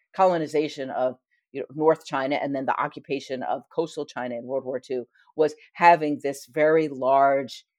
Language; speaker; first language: English; native; English